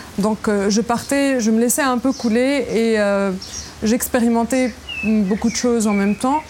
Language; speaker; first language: French; non-native, local second language; Arabic